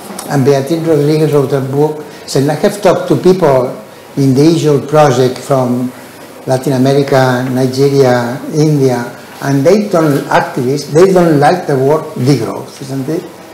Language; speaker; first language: English; non-native, fluent; Catalan